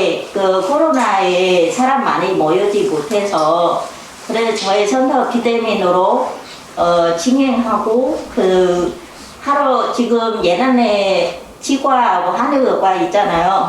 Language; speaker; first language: Korean; non-native, learner; Vietnamese